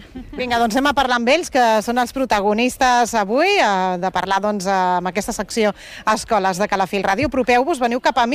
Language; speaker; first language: Catalan; native; Catalan